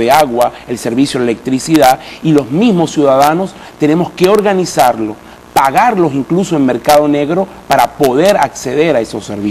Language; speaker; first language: Spanish; native; Spanish